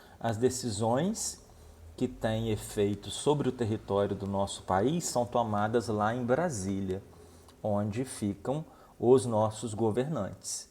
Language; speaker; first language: Portuguese; native; Portuguese